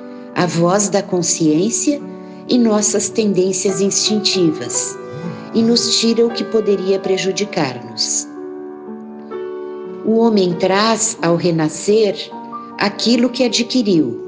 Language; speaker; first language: Portuguese; native; Portuguese